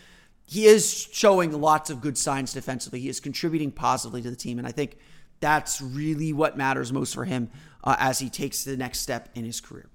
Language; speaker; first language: English; native; English